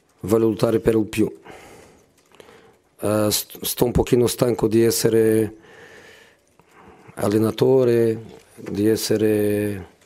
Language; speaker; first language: Italian; non-native, fluent; Portuguese